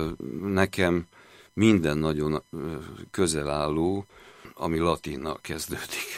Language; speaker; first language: Hungarian; native; Hungarian